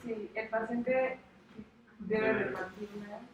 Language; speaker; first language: Spanish; native; Spanish